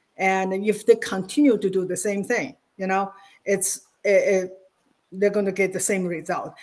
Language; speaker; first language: English; non-native, fluent; Chinese